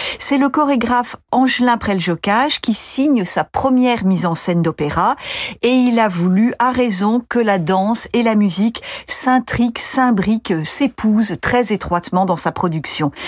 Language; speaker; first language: French; native; French